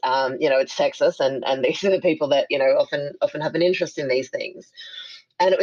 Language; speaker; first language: English; native; English